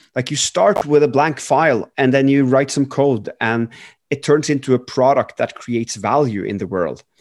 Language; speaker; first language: English; non-native, fluent; Norwegian